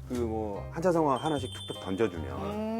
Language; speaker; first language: Korean; native; Korean